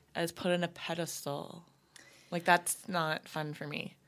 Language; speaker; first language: English; native; English